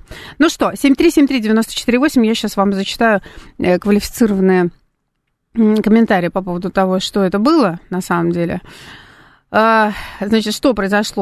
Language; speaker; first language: Russian; native; Russian